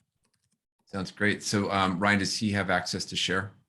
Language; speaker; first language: English; native; English